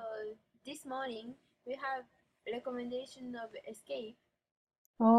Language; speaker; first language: English; non-native, learner; Japanese